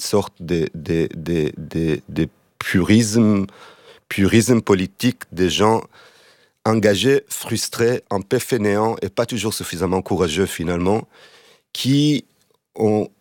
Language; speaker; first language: French; non-native, fluent; Hebrew